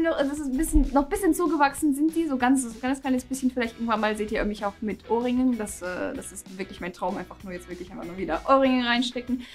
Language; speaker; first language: German; non-native, fluent; Russian